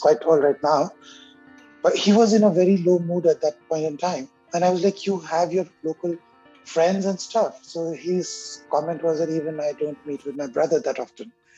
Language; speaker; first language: English; non-native, local second language; Hindi